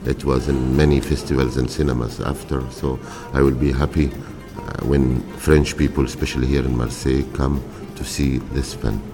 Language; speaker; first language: English; non-native, fluent; Arabic